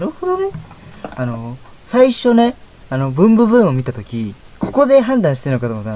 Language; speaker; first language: Japanese; native; Japanese